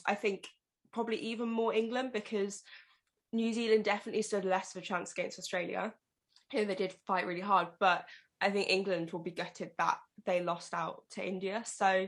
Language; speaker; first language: English; native; English